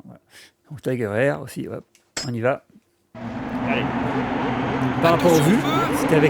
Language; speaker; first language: French; native; French